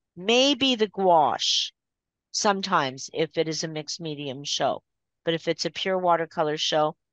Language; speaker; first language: English; native; English